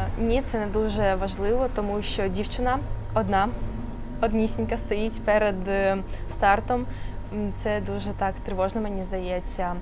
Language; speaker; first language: Ukrainian; non-native, local second language; Russian